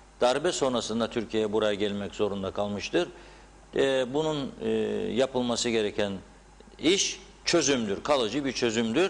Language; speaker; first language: Turkish; native; Turkish